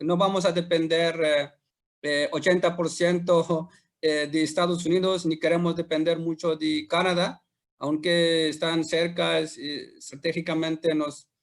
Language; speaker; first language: Spanish; non-native, fluent; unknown